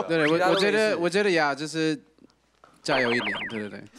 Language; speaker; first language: Chinese; non-native, learner; English